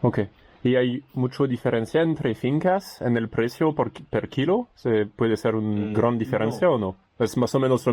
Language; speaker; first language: Spanish; non-native, learner; French